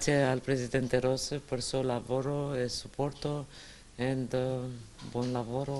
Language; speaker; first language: Italian; non-native, learner; Romanian